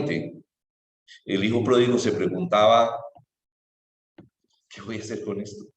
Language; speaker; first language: Spanish; native; Spanish